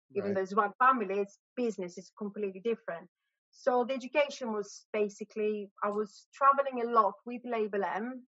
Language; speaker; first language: English; non-native, fluent; Greek